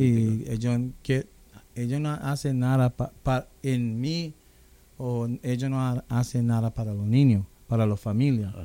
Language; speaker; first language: Spanish; non-native, local second language; English